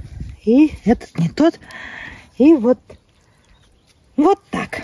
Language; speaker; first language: Russian; native; Russian